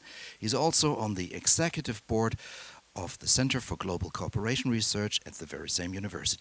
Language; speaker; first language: English; non-native, fluent; German